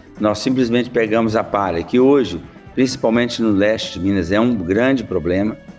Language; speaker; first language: Portuguese; native; Portuguese